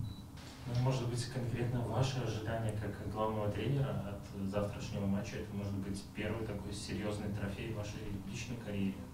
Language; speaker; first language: Russian; native; Russian